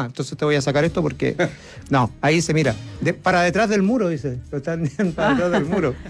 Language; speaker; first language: Spanish; native; Spanish